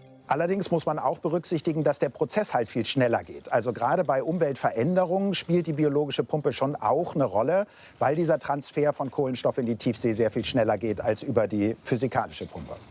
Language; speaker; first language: German; native; German